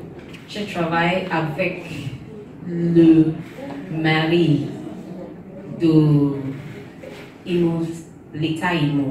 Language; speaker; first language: French; non-native, learner; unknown